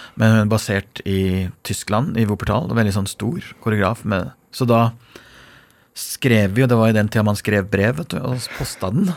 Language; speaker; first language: Norwegian; non-native, fluent; Persian